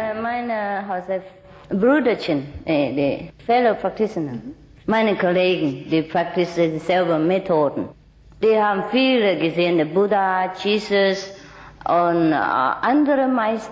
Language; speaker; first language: German; non-native, learner; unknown